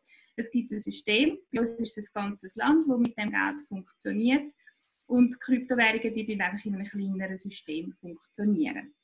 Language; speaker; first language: German; native; German